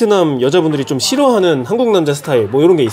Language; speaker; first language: Korean; native; Korean